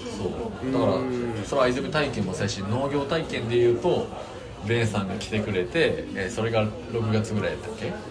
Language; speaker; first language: Japanese; native; Japanese